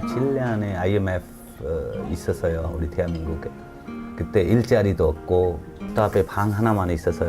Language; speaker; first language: Korean; non-native, learner; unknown